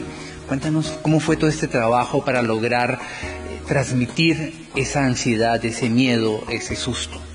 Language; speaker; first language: Spanish; native; Spanish